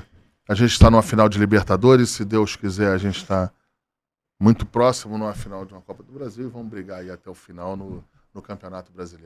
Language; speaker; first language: Portuguese; native; Portuguese